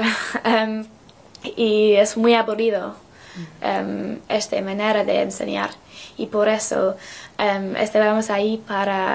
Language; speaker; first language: Spanish; non-native, learner; English